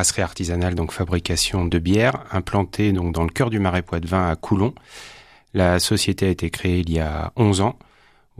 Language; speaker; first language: French; native; French